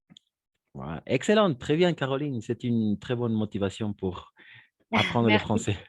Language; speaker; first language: French; non-native, fluent; Spanish